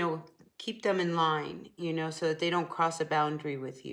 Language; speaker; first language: English; native; English